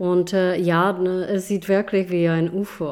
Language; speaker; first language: German; non-native, fluent; Czech